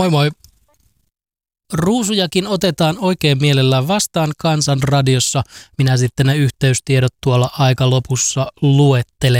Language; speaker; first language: Finnish; native; Finnish